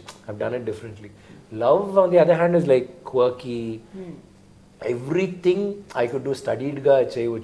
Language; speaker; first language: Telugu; non-native, local second language; Tamil